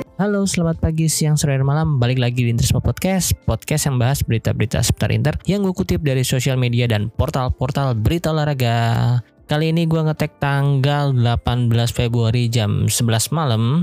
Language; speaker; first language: Indonesian; native; Indonesian